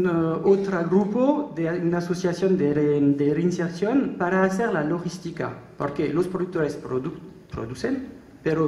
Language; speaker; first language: Spanish; non-native, learner; French